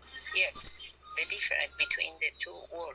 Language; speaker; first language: English; non-native, learner; Spanish